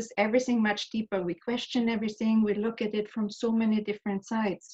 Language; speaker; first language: English; non-native, fluent; German